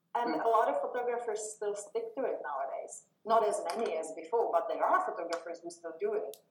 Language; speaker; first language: English; non-native, fluent; Czech